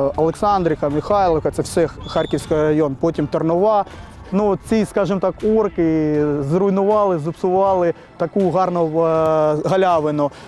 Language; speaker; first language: Ukrainian; native; Ukrainian